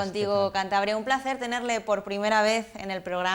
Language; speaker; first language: Spanish; native; Spanish